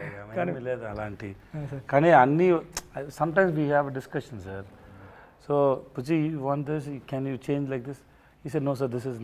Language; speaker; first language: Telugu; non-native, learner; Tamil